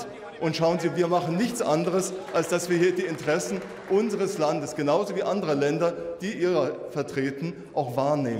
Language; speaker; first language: German; native; German